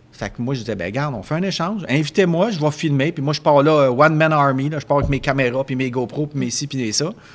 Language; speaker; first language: French; native; French